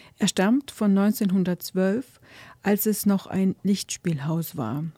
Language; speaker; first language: German; native; German